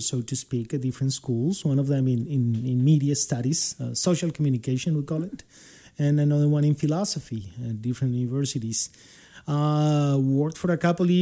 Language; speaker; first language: English; non-native, fluent; Spanish